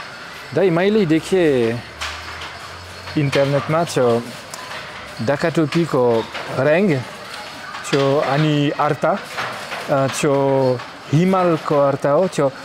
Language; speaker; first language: Nepali; non-native, learner; French